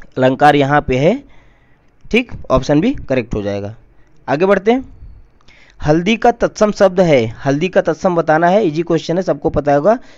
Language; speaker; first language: Hindi; native; Hindi